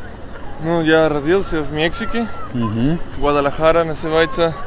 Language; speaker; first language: Russian; non-native, learner; Spanish